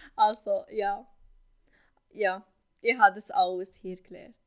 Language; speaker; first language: German; non-native, fluent; Arabic